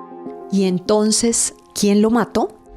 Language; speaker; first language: Spanish; native; Spanish